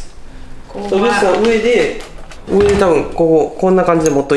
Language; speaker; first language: Japanese; native; Japanese